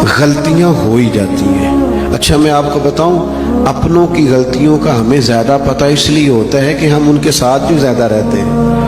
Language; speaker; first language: Urdu; non-native, local second language; Punjabi